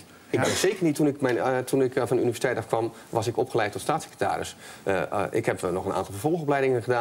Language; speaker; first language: Dutch; native; Dutch